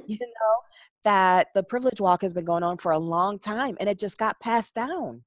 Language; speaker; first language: English; native; English